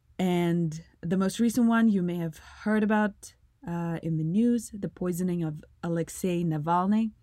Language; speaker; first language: English; non-native, fluent; Russian